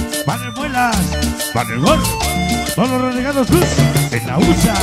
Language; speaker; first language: Spanish; native; Spanish